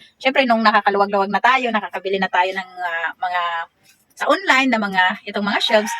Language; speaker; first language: Filipino; non-native, local second language; Waray